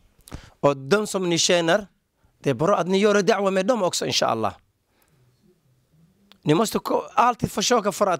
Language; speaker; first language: Swedish; non-native, learner; Somali